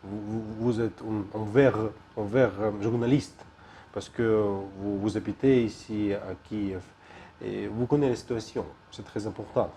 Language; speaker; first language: French; non-native, learner; Ukrainian